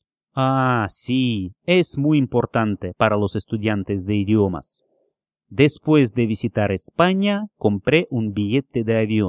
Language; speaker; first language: Spanish; non-native, fluent; Russian